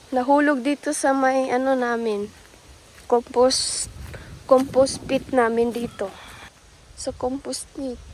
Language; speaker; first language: Filipino; native; Filipino